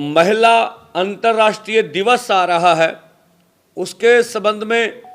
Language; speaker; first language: Hindi; non-native, local second language; Punjabi